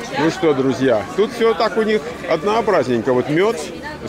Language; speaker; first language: Russian; native; Russian